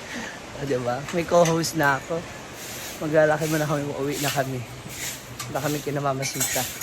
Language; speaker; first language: Filipino; non-native, local second language; Cebuano